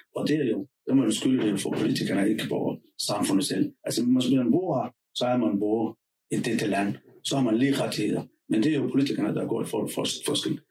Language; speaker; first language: Danish; non-native, fluent; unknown